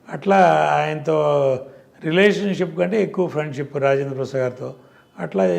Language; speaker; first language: Telugu; native; Telugu